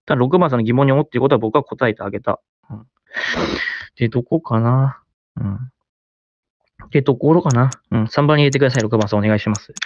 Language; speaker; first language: Japanese; native; Japanese